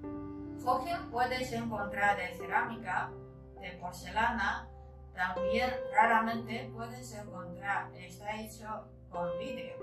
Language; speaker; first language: Spanish; non-native, learner; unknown